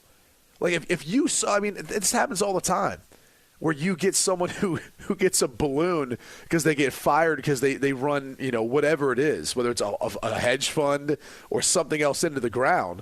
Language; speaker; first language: English; native; English